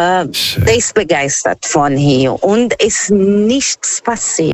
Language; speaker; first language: German; non-native, fluent; Portuguese